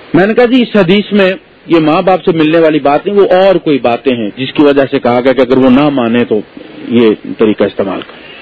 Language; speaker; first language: Urdu; native; Urdu